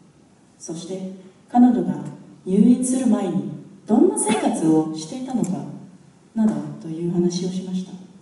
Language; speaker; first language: Japanese; non-native, fluent; English